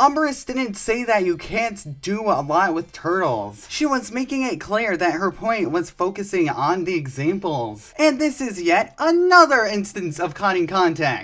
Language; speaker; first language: English; native; English